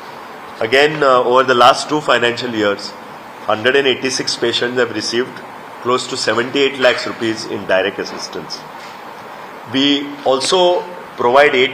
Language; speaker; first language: English; non-native, local second language; Konkani